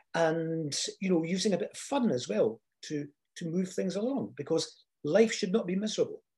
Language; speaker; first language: English; native; English